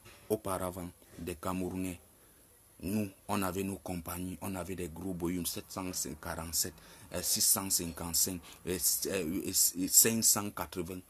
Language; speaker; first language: French; non-native, local second language; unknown